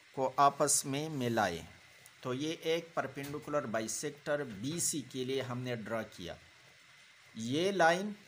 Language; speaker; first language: Urdu; non-native, local second language; Pashto